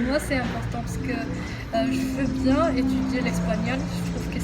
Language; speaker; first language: French; non-native, local second language; Arabic